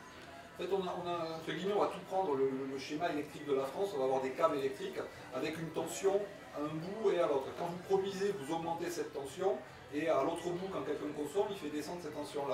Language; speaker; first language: French; native; French